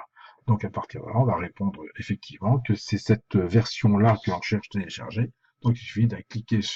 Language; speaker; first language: French; native; French